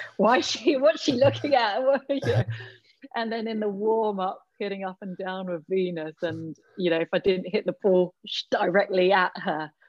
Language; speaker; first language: English; native; English